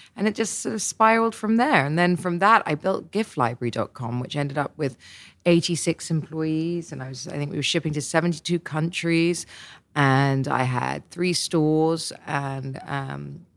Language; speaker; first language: English; native; English